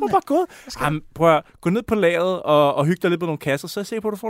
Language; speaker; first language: Danish; native; Danish